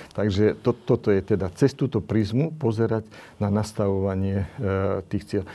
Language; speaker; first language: Slovak; non-native, local second language; Romany